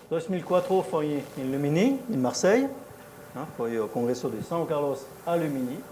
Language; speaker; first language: Portuguese; non-native, fluent; French